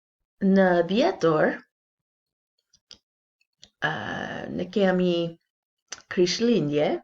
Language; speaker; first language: Albanian; non-native, learner; English